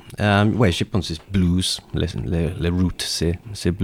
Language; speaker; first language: French; non-native, learner; English